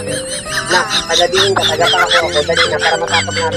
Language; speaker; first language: Filipino; non-native, local second language; Waray